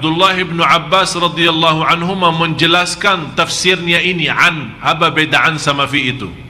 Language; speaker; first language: Indonesian; non-native, fluent; Arabic